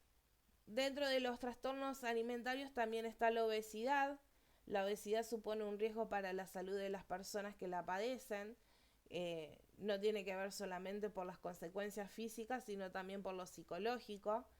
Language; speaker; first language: Spanish; native; Spanish